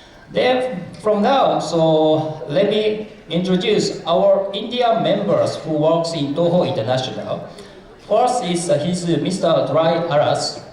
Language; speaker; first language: English; non-native, fluent; Japanese